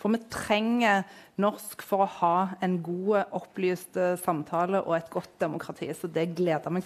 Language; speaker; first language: Norwegian; non-native, fluent; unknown